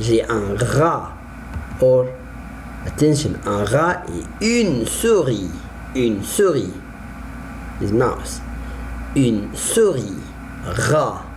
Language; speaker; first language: French; non-native, fluent; Arabic